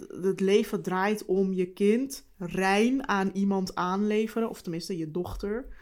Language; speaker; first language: Dutch; early bilingual, other home language; Turkish